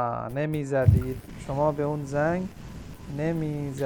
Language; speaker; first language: Persian; non-native, fluent; Urdu